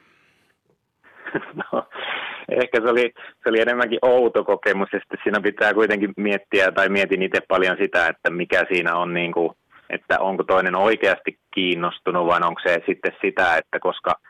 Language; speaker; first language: Finnish; native; Finnish